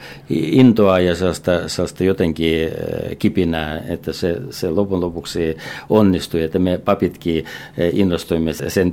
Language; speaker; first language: Finnish; non-native, fluent; Russian